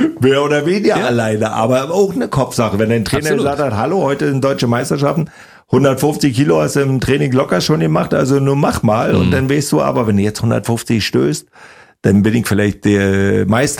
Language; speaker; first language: German; native; German